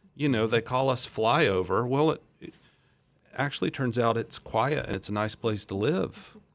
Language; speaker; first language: English; native; English